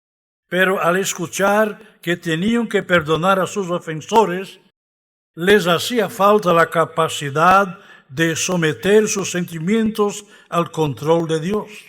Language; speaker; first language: Spanish; non-native, fluent; Portuguese